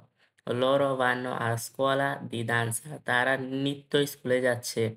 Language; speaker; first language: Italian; non-native, learner; Bangla